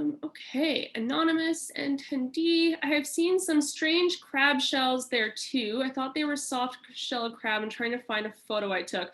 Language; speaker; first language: English; native; English